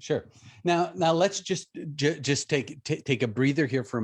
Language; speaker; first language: English; native; English